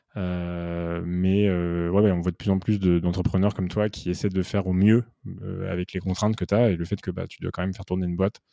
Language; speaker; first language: French; native; French